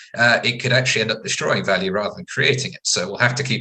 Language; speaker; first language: English; native; English